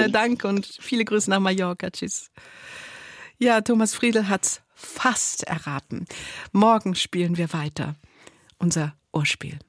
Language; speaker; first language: German; native; German